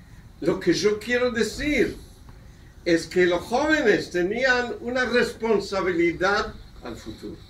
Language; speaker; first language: Spanish; non-native, fluent; Hebrew